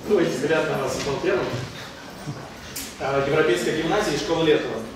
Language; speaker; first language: Russian; native; Russian